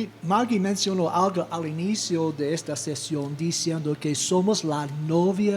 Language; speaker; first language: Spanish; non-native, fluent; English